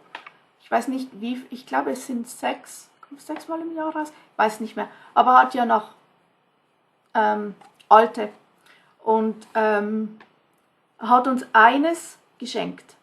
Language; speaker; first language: German; non-native, fluent; English